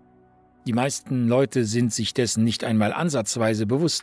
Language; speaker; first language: German; native; German